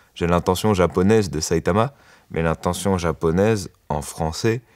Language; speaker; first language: French; native; French